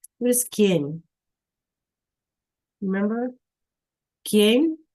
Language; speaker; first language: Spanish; non-native, fluent; English